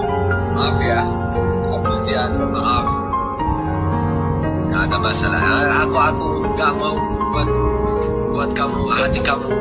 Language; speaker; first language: Indonesian; non-native, fluent; Arabic